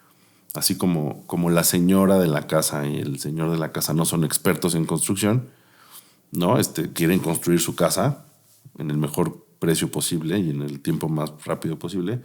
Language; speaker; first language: Spanish; native; Spanish